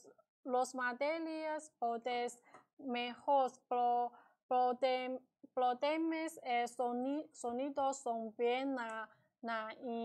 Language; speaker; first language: Spanish; non-native, learner; Chinese